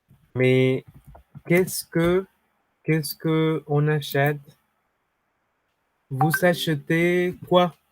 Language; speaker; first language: French; non-native, fluent; Spanish